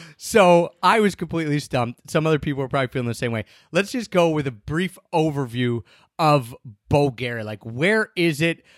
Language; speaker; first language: English; native; English